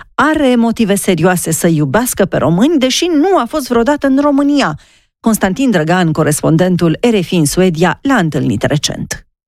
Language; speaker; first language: Romanian; native; Romanian